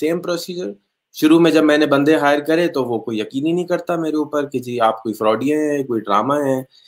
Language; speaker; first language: Urdu; native; Urdu